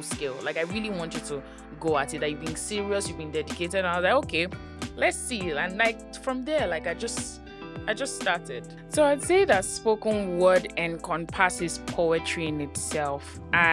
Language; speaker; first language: English; non-native, local second language; Yoruba